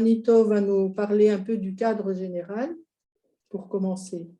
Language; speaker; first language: French; non-native, fluent; Spanish